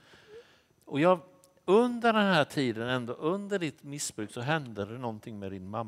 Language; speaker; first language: Swedish; native; Swedish